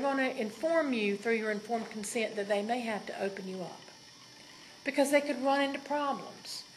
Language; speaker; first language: English; native; English